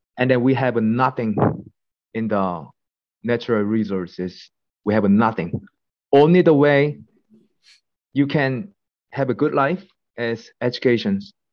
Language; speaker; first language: English; non-native, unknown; Korean